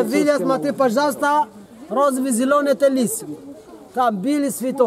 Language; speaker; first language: Russian; non-native, learner; Arabic